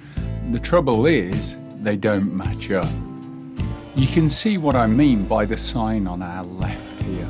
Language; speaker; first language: English; native; English